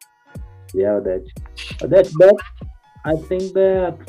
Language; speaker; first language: English; non-native, learner; Portuguese